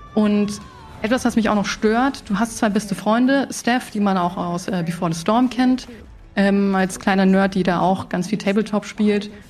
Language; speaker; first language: German; early bilingual, other home language; Spanish